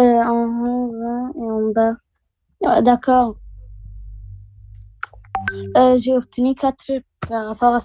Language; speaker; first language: French; non-native, learner; Arabic